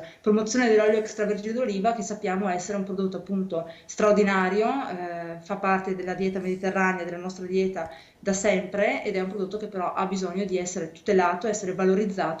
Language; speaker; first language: Italian; native; Italian